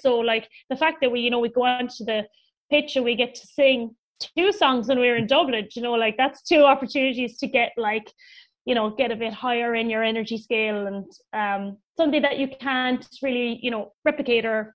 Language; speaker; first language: English; native; English